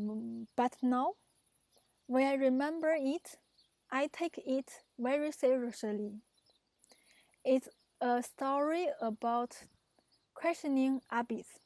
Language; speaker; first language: English; non-native, fluent; Chinese